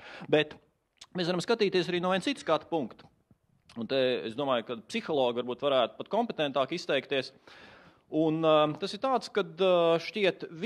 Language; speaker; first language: Latvian; native; Latvian